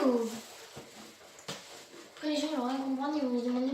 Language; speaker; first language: French; native; French